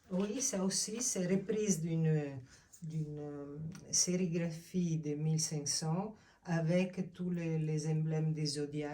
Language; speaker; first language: French; non-native, fluent; Italian